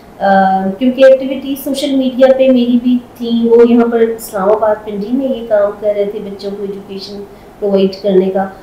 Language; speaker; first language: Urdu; non-native, local second language; Sindhi